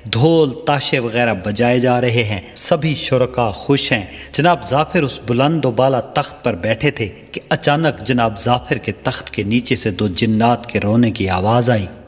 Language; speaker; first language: Urdu; non-native, local second language; Saraiki